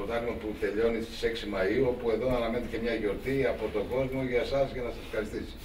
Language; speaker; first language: Greek; native; Greek